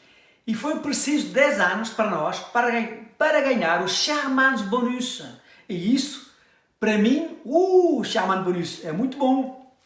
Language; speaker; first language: Portuguese; early bilingual, heritage; French